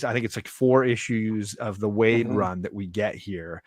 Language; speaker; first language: English; native; English